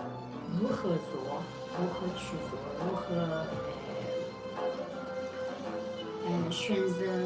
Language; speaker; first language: Chinese; non-native, local second language; Uyghur